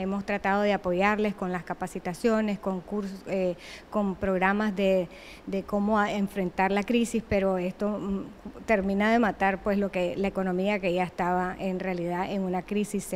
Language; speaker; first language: Spanish; native; Spanish